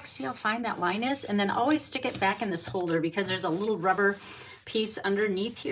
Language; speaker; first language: English; native; English